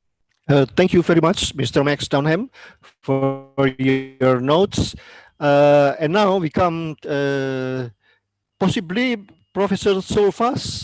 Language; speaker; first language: English; non-native, learner; Indonesian